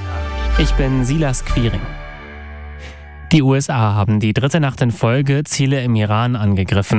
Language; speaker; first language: German; native; German